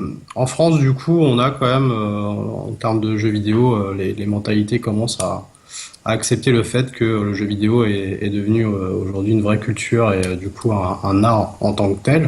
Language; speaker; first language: French; native; French